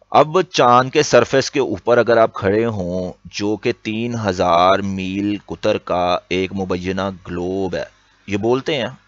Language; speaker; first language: Urdu; native; Urdu